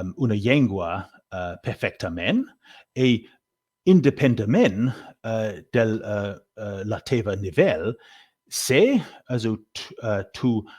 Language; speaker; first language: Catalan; non-native, learner; English